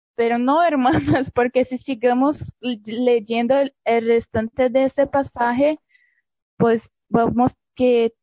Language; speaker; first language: Spanish; non-native, fluent; Portuguese